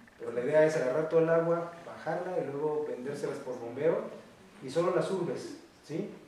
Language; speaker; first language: Spanish; native; Spanish